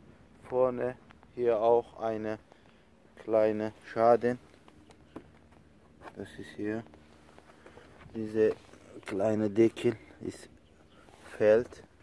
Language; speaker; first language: German; non-native, learner; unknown